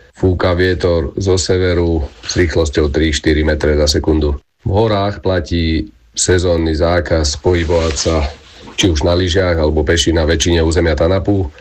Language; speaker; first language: Slovak; native; Slovak